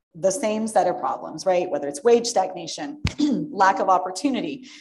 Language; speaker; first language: English; native; English